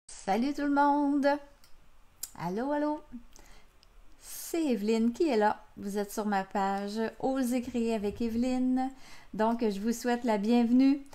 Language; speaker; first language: French; native; French